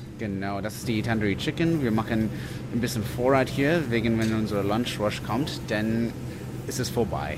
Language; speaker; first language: German; non-native, fluent; English